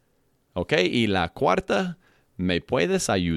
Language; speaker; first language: Spanish; non-native, fluent; English